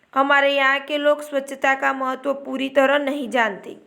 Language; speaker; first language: Hindi; non-native, local second language; Gujarati